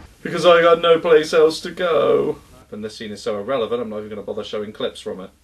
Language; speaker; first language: English; native; English